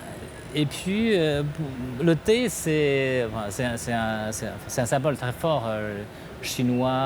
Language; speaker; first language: French; non-native, fluent; Chinese